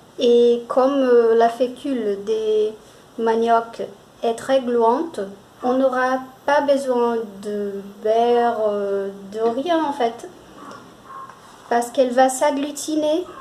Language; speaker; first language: French; non-native, fluent; Portuguese